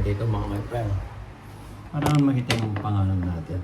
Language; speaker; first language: Filipino; native; Filipino